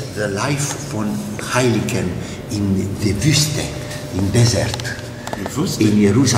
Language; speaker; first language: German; non-native, learner; Italian